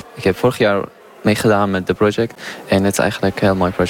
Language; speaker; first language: Dutch; non-native, learner; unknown